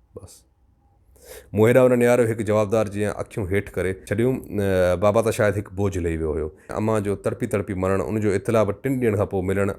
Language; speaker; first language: Sindhi; native; Sindhi